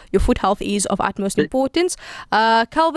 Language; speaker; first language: English; native; English